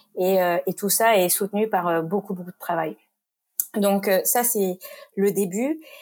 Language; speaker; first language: French; native; French